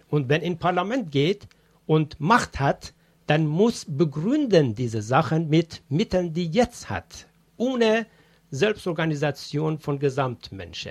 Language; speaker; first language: German; non-native, fluent; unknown